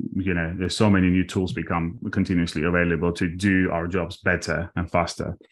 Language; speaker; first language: English; non-native, fluent; Armenian